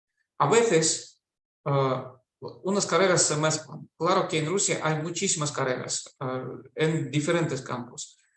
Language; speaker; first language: Spanish; non-native, fluent; Russian